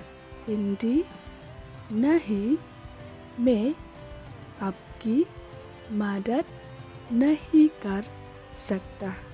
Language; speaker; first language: Hindi; non-native, local second language; Khasi